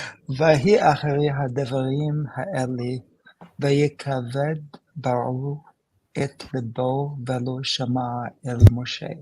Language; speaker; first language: Hebrew; non-native, learner; English